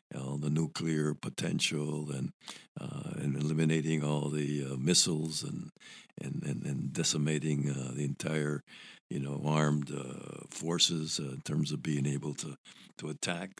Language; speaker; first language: English; early bilingual, other home language; Spanish